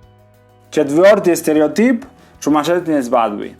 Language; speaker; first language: Russian; non-native, learner; Spanish